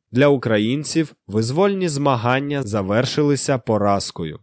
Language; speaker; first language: Ukrainian; native; Ukrainian